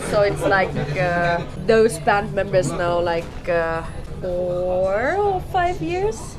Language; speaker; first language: English; non-native, fluent; German